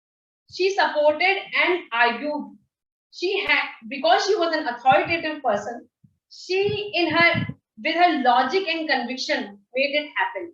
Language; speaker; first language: English; non-native, local second language; Hindi